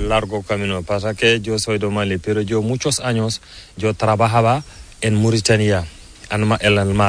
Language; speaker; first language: Spanish; non-native, learner; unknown